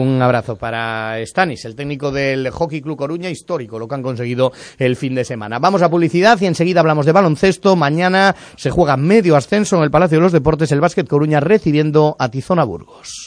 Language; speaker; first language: Spanish; native; Spanish